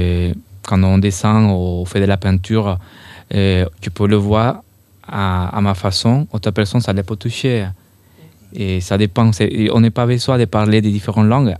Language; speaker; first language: French; non-native, fluent; Spanish